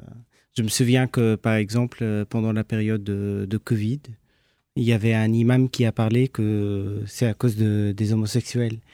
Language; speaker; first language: French; non-native, fluent; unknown